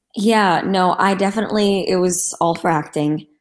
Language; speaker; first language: English; non-native, fluent; Turkish